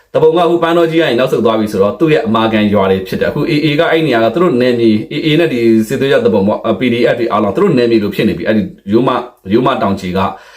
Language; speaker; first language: Burmese; native; Burmese